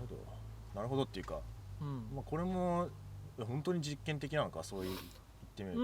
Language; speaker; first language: Japanese; native; Japanese